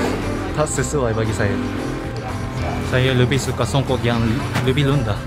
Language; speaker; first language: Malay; non-native, fluent; Japanese